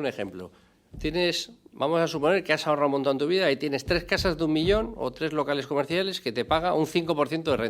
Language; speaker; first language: Spanish; native; Spanish